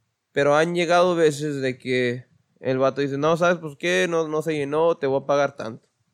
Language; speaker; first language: Spanish; early bilingual, heritage; Spanish